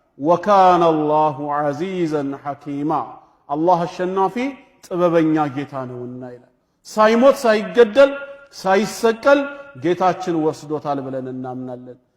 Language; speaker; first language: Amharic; non-native, local second language; Oromo